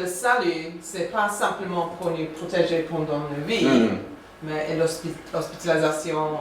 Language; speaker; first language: French; non-native, fluent; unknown